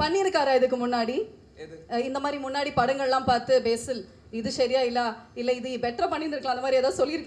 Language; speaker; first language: Tamil; native; Tamil